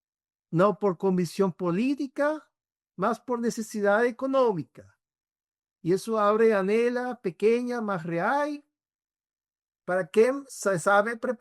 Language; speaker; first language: Portuguese; non-native, fluent; Spanish